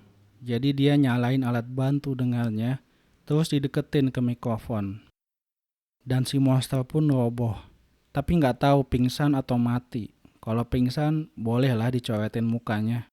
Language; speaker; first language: Indonesian; native; Indonesian